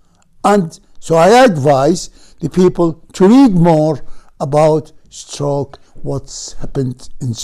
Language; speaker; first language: English; non-native, fluent; Arabic